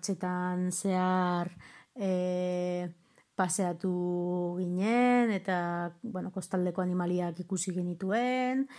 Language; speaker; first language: Basque; non-native, local second language; Spanish